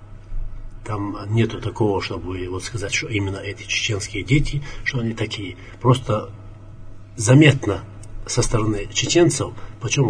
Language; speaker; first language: Russian; non-native, local second language; Chechen